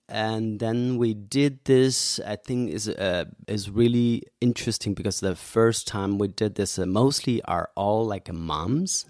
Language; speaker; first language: English; non-native, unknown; Chinese